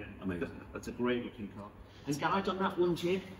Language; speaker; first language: English; native; English